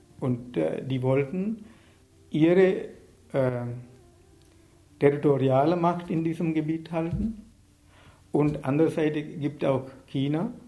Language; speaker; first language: German; non-native, learner; Sinhala